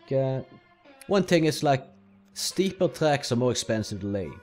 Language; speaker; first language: English; non-native, fluent; Norwegian